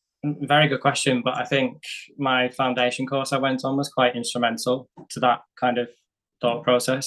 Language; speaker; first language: English; native; English